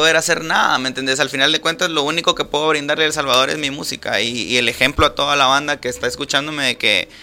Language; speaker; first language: Spanish; native; Spanish